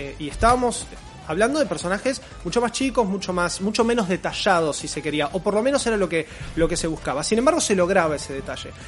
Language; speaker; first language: Spanish; native; Spanish